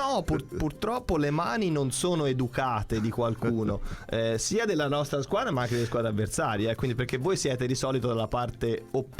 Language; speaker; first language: Italian; native; Italian